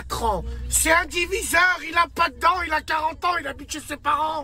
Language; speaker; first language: French; native; French